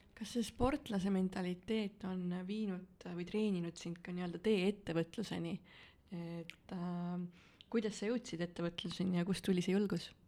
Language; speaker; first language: Estonian; native; Estonian